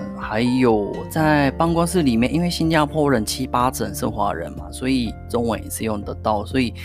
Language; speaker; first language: Chinese; non-native, fluent; Japanese